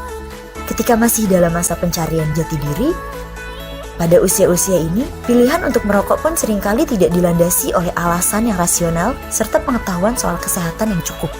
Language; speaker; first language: Indonesian; native; Indonesian